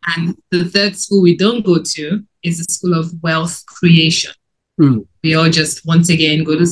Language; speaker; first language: English; non-native, local second language; Yoruba